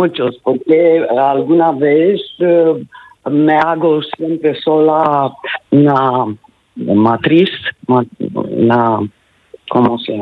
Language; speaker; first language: Spanish; non-native, learner; Romanian